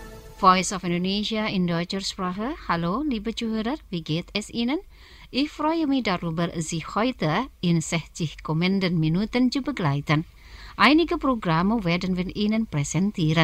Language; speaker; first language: German; non-native, fluent; Indonesian